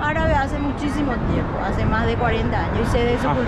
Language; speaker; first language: Spanish; native; Spanish